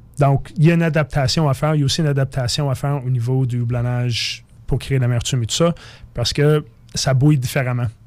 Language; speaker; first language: French; non-native, fluent; English